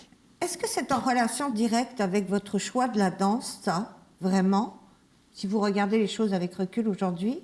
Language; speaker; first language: French; native; French